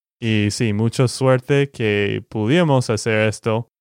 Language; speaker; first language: Spanish; non-native, fluent; English